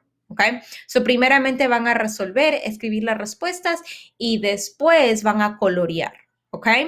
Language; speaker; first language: Spanish; early bilingual, heritage; Spanish